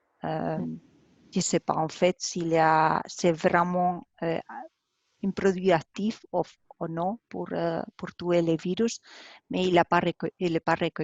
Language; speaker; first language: French; non-native, learner; Spanish